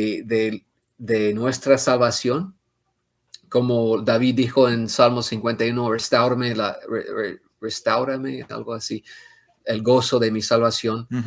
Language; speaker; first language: Spanish; non-native, fluent; English